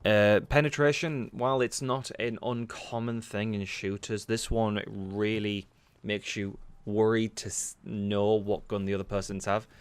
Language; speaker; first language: English; native; English